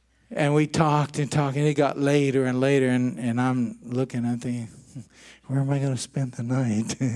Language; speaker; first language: English; native; English